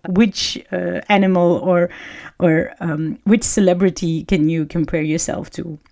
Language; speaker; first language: English; non-native, fluent; Dutch